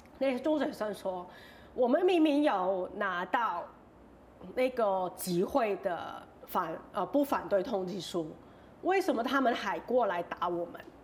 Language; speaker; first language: Chinese; non-native, local second language; Cantonese